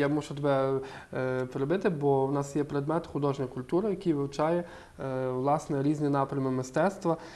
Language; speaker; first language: Ukrainian; native; Ukrainian